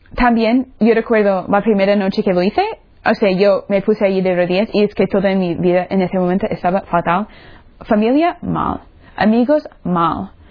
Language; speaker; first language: Spanish; non-native, fluent; English